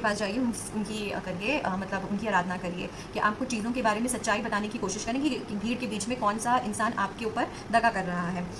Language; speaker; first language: Hindi; native; Hindi